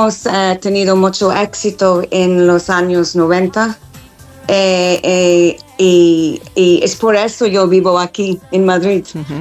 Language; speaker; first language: Spanish; non-native, fluent; English